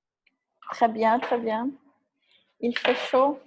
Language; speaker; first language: French; non-native, fluent; Portuguese